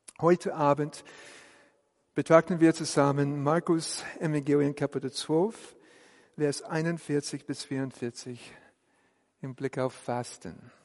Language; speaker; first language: German; non-native, fluent; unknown